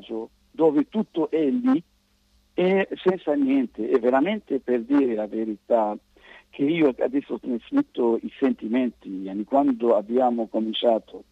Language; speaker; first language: Italian; non-native, fluent; Arabic